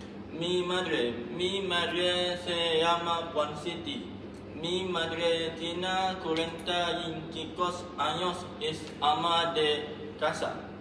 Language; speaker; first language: Spanish; non-native, learner; Malay